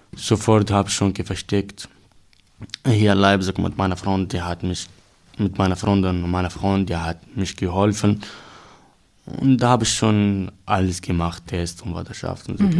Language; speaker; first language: German; non-native, learner; Arabic